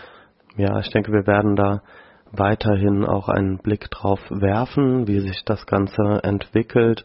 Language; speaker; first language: German; native; German